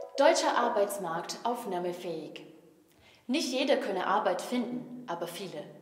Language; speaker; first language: German; native; German